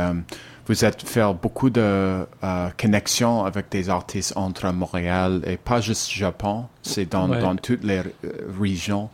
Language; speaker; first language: French; non-native, learner; English